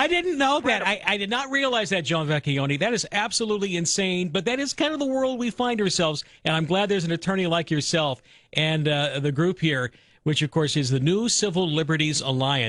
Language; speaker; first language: English; native; English